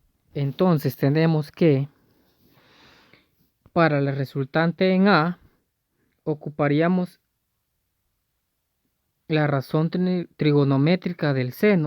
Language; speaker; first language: Spanish; native; Spanish